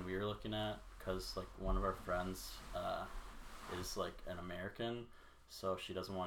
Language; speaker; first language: English; native; English